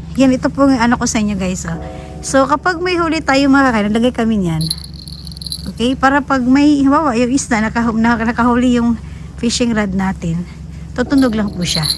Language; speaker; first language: Filipino; non-native, local second language; Cebuano